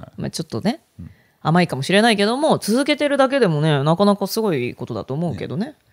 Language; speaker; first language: Japanese; native; Japanese